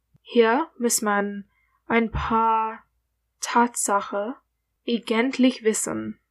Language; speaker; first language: German; non-native, learner; English